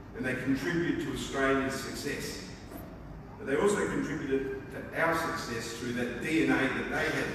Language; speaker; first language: English; early bilingual, other home language; Greek